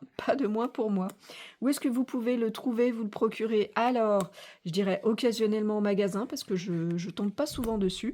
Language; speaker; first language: French; native; French